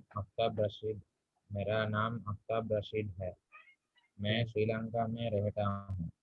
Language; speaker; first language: Hindi; non-native, learner; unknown